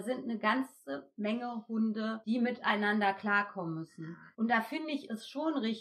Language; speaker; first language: German; native; German